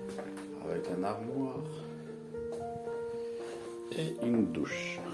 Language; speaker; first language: French; non-native, fluent; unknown